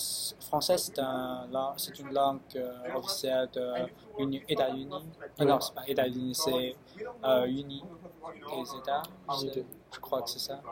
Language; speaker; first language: French; early bilingual, other home language; Chinese